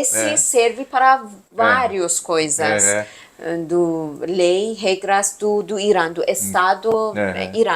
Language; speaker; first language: Portuguese; non-native, fluent; Persian